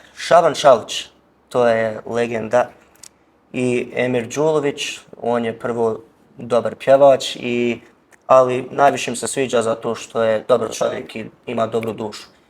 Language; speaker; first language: Bosnian; early bilingual, heritage; Bosnian